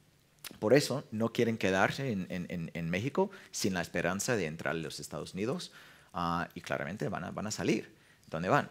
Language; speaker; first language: Spanish; non-native, fluent; English